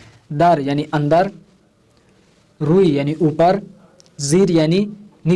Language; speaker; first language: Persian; non-native, fluent; Urdu